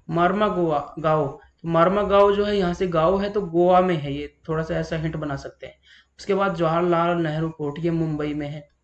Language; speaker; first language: Hindi; native; Hindi